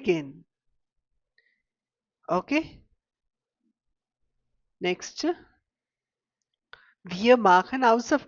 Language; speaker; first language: German; non-native, fluent; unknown